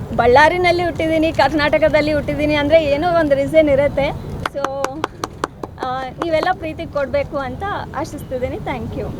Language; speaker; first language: Kannada; non-native, local second language; Telugu